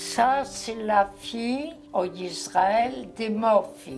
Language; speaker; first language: French; non-native, learner; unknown